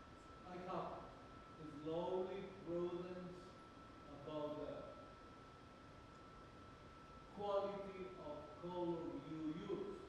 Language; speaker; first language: English; non-native, learner; Spanish